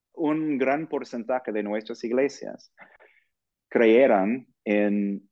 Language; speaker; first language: Spanish; non-native, fluent; English